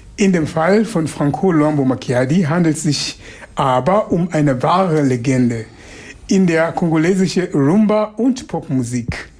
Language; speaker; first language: German; non-native, fluent; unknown